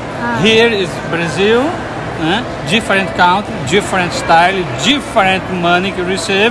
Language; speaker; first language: English; non-native, learner; Portuguese